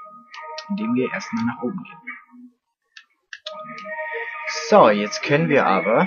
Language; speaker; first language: German; native; German